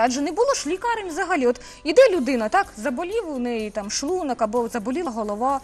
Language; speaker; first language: Ukrainian; native; Ukrainian